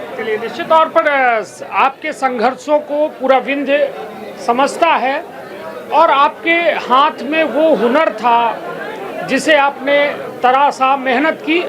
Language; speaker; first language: Hindi; native; Hindi